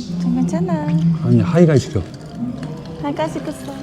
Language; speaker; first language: Korean; non-native, learner; Vietnamese